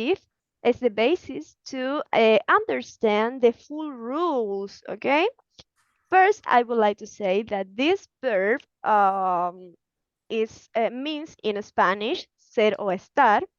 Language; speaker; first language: English; non-native, fluent; Spanish